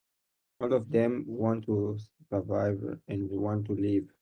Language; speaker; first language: English; non-native, learner; Portuguese